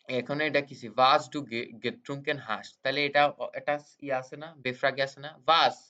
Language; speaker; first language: Bangla; native; Bangla